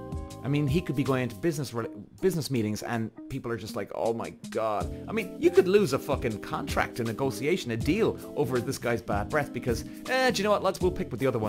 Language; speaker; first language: English; native; English